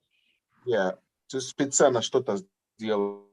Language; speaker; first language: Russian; non-native, learner; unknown